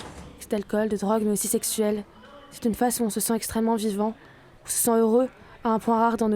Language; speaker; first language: French; native; French